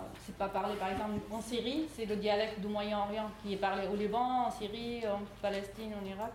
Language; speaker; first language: French; non-native, fluent; Arabic